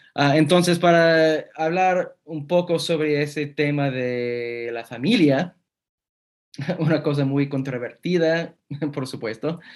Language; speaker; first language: Spanish; non-native, fluent; English